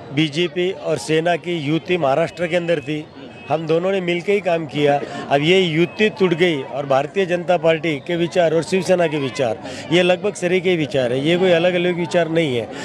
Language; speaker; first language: Hindi; non-native, local second language; Marathi